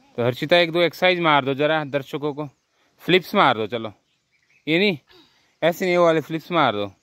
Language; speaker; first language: Hindi; native; Hindi